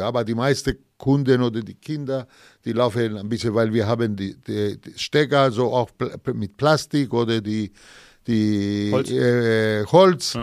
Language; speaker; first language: German; non-native, fluent; Greek